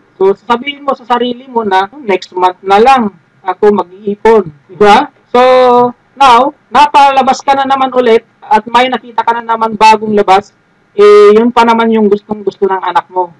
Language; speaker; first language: Filipino; non-native, local second language; Iloko